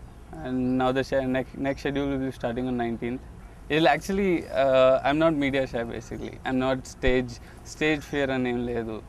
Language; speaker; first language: English; non-native, local second language; Telugu